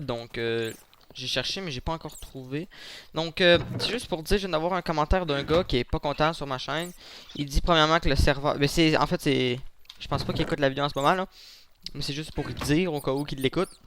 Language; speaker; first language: French; native; French